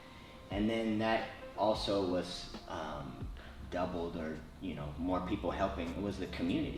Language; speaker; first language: English; native; English